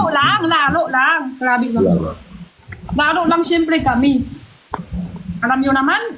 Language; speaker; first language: Filipino; non-native, learner; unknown